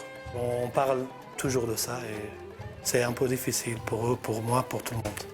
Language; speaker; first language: French; non-native, fluent; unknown